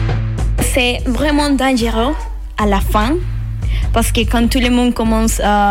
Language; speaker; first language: French; non-native, learner; Spanish